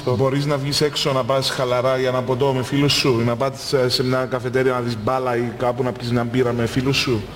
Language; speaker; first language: Greek; native; Greek